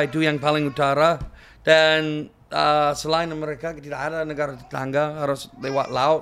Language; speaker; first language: Indonesian; non-native, fluent; English